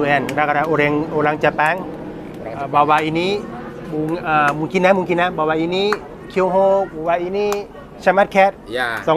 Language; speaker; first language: Indonesian; non-native, learner; Thai